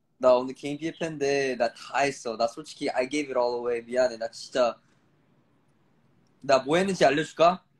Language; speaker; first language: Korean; early bilingual, heritage; Korean